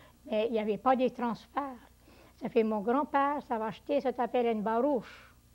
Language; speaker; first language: French; early bilingual, heritage; French